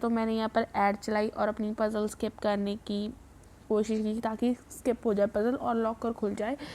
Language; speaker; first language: Hindi; non-native, local second language; Punjabi